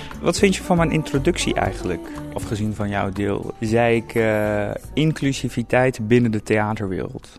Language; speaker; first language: Dutch; native; Dutch